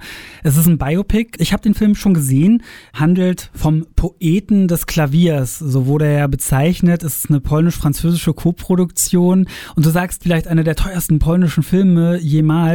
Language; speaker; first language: German; native; German